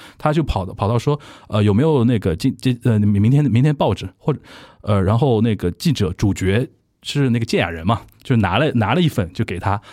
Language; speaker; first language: Chinese; native; Chinese